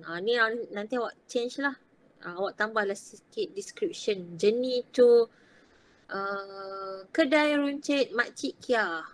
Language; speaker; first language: Malay; native; Malay